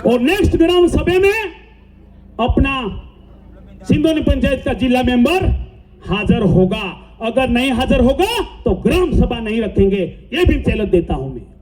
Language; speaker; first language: Hindi; non-native, local second language; Marathi